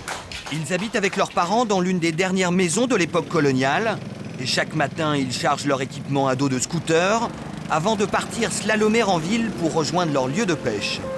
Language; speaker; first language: French; native; French